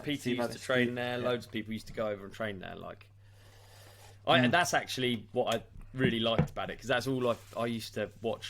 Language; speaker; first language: English; native; English